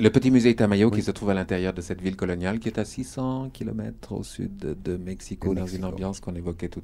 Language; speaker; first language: French; native; French